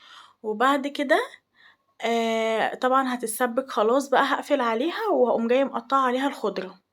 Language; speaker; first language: Arabic; native; Arabic